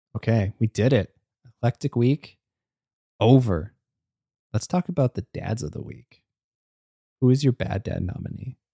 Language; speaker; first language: English; native; English